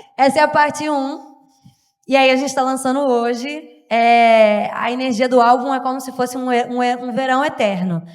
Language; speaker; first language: Portuguese; native; Portuguese